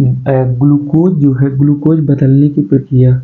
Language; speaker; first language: Hindi; native; Hindi